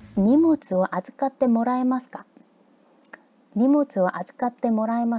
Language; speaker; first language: Japanese; non-native, fluent; Korean